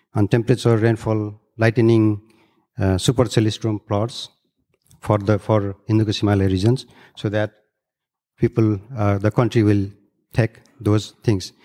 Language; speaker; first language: English; non-native, local second language; Nepali